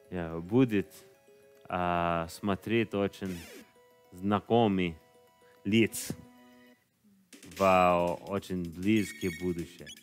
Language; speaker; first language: Russian; non-native, learner; English